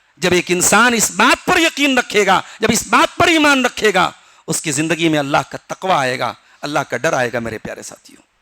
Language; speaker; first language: Urdu; native; Urdu